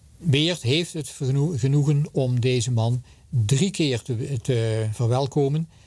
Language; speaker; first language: Dutch; native; Dutch